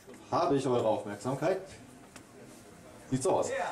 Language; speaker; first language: German; native; German